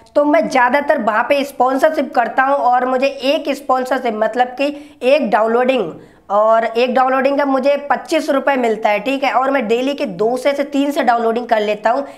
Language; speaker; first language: Hindi; native; Hindi